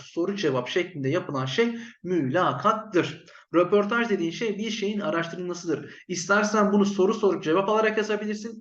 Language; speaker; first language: Turkish; native; Turkish